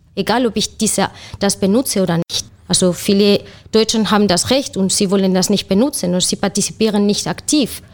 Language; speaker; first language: German; non-native, fluent; Spanish